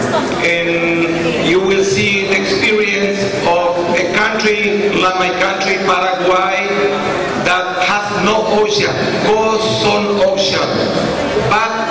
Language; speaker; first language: English; non-native, fluent; Spanish